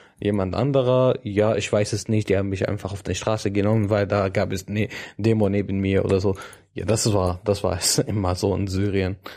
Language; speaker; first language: German; non-native, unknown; Arabic